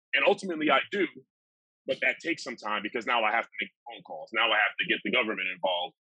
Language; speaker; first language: English; native; English